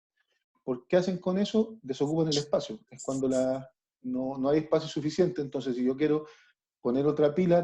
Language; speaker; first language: Spanish; native; Spanish